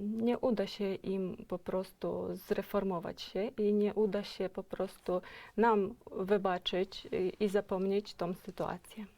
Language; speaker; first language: Polish; non-native, fluent; Ukrainian